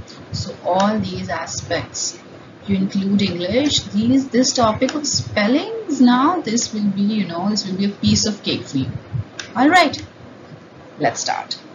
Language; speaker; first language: English; non-native, local second language; Hindi